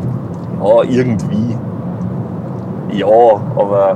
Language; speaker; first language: German; native; German